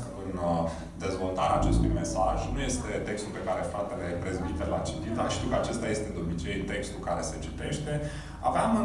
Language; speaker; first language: Romanian; native; Romanian